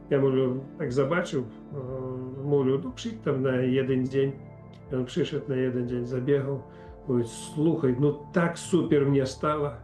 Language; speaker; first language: Polish; non-native, fluent; Ukrainian